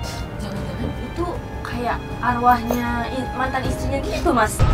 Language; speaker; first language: Indonesian; native; Indonesian